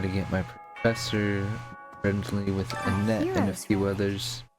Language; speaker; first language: English; native; English